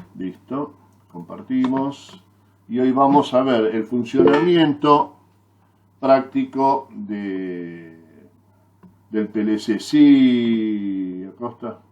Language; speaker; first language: Spanish; native; Spanish